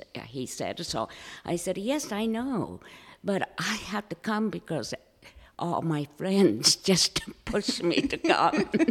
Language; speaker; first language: English; non-native, fluent; Japanese